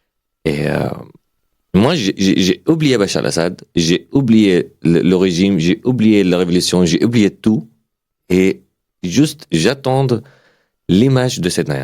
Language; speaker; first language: French; non-native, learner; Arabic